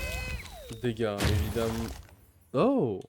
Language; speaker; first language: French; native; French